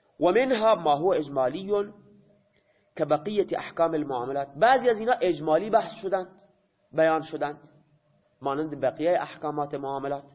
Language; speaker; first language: Persian; non-native, local second language; Baluchi